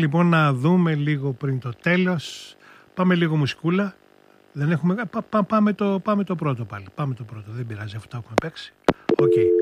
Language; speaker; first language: Greek; native; Greek